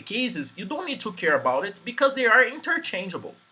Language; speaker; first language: English; non-native, fluent; Portuguese